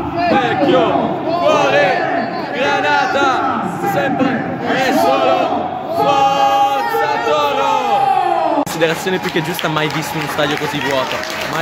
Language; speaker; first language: Italian; native; Italian